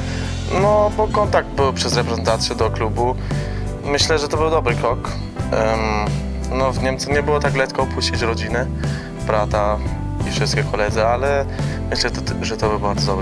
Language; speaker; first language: Polish; early bilingual, heritage; Polish